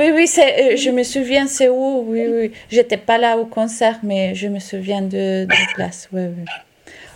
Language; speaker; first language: French; non-native, learner; Italian